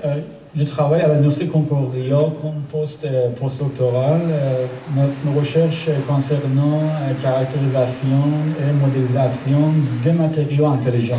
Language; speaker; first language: French; non-native, learner; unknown